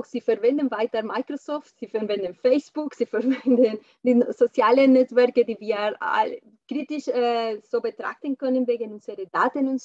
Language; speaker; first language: German; non-native, fluent; Spanish